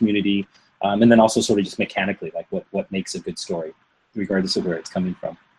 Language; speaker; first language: English; native; English